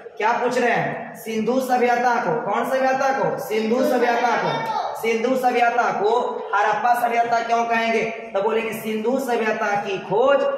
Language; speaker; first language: Hindi; native; Hindi